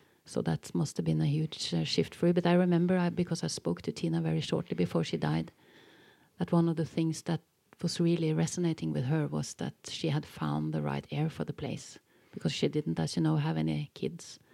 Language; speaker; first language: English; non-native, fluent; Norwegian